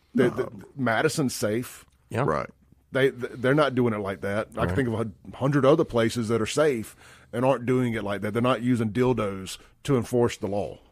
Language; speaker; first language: English; native; English